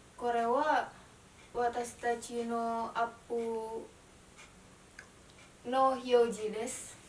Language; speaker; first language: Japanese; non-native, learner; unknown